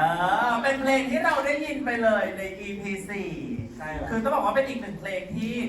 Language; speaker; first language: Thai; native; Thai